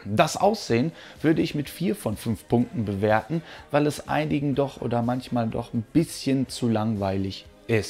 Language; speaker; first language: German; native; German